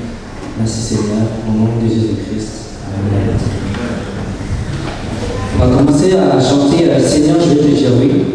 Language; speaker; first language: French; non-native, fluent; Chinese